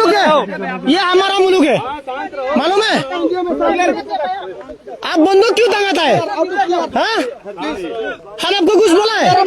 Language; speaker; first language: Hindi; non-native, learner; Bangla